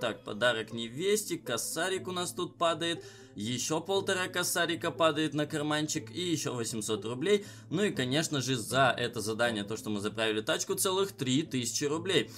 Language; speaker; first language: Russian; native; Russian